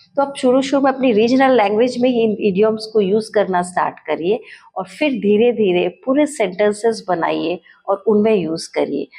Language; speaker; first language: Hindi; native; Hindi